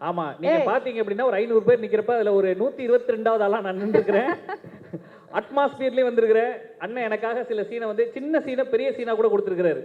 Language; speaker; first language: Tamil; native; Tamil